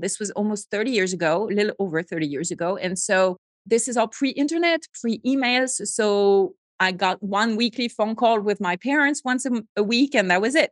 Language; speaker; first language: English; non-native, fluent; French